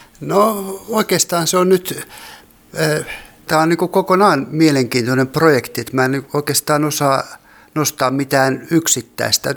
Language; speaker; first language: Finnish; native; Finnish